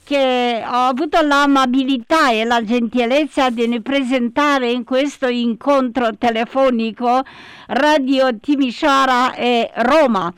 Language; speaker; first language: Italian; non-native, learner; Romanian